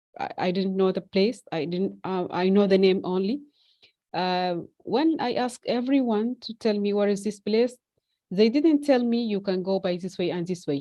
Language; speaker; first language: English; non-native, fluent; Arabic